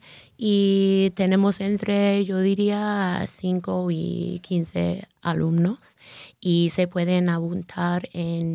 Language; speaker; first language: Spanish; non-native, fluent; English